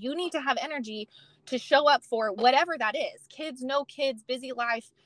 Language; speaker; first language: English; native; English